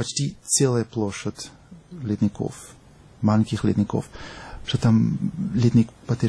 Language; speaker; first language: Russian; non-native, fluent; German